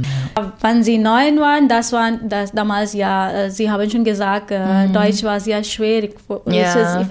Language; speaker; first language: German; non-native, fluent; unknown